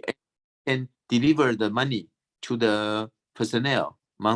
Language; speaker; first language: English; non-native, fluent; Chinese